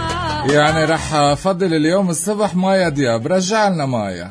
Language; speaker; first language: Arabic; native; Arabic